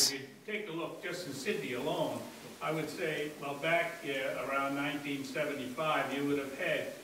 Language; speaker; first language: English; native; English